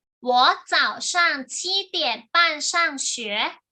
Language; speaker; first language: Chinese; non-native, fluent; Thai